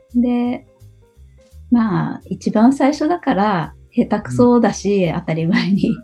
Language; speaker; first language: Japanese; native; Japanese